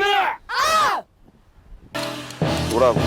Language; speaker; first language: Korean; native; Korean